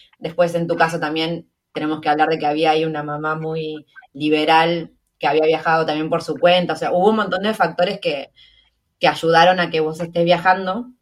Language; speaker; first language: Spanish; native; Spanish